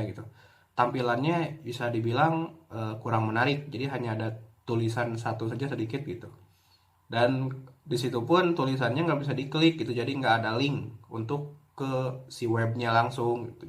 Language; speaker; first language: Indonesian; native; Indonesian